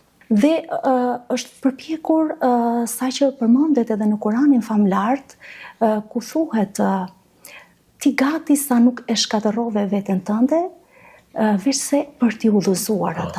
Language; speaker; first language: Albanian; native; Albanian